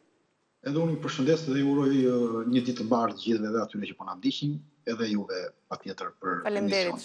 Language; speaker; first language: Albanian; native; Albanian